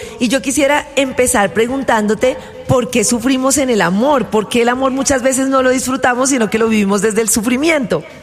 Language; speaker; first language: Spanish; native; Spanish